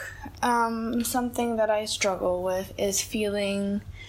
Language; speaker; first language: English; non-native, local second language; Chinese